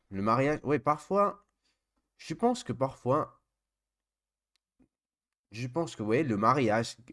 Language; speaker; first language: French; non-native, learner; Spanish